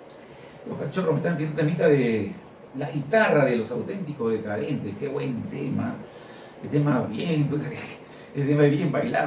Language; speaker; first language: Spanish; native; Spanish